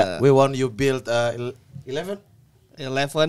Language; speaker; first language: English; non-native, learner; Indonesian